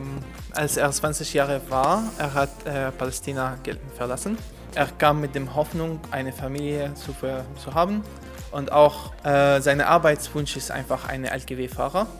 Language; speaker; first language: German; non-native, fluent; Arabic